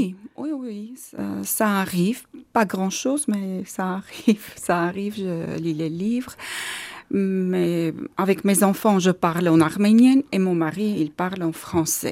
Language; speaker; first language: French; non-native, learner; Armenian